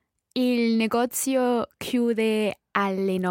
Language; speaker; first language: Italian; non-native, learner; English